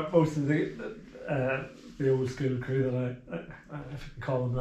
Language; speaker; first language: English; native; English